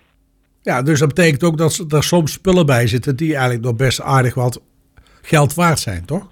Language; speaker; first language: Dutch; native; Dutch